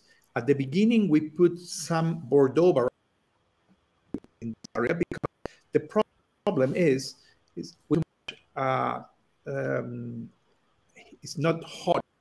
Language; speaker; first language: English; non-native, learner; Spanish